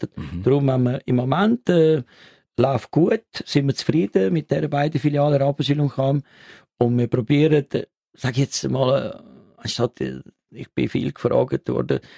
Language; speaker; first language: German; non-native, learner; Italian